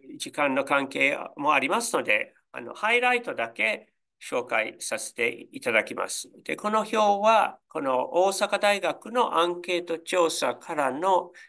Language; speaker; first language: Japanese; non-native, fluent; English